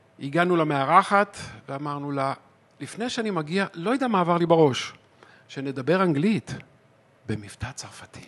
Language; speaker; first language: Hebrew; native; Hebrew